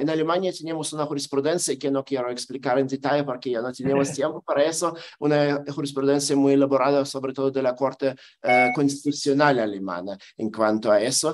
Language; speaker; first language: Spanish; non-native, fluent; German